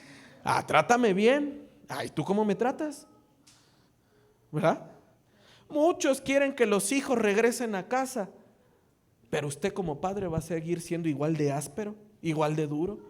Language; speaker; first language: Spanish; native; Spanish